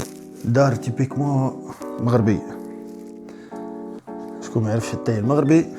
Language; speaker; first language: Arabic; native; Arabic